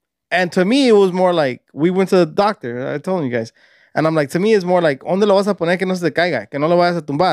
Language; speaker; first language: English; early bilingual, other home language; Spanish